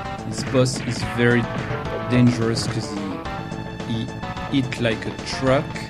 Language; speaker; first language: English; non-native, fluent; French